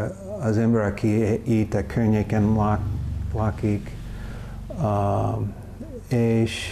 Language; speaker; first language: Hungarian; non-native, learner; English